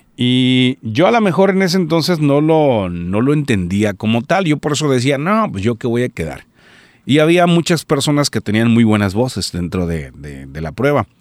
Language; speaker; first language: Spanish; native; Spanish